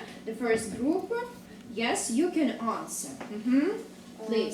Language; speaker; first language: English; non-native, fluent; Russian